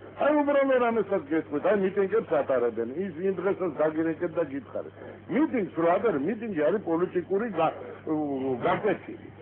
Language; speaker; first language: Georgian; non-native, local second language; Armenian